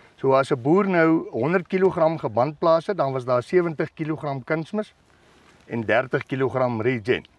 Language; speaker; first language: Afrikaans; native; Afrikaans